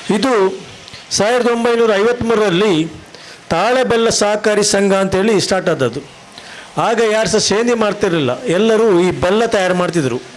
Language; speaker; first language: Kannada; non-native, local second language; Tulu